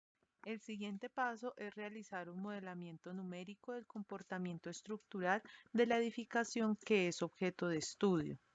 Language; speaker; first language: Spanish; native; Spanish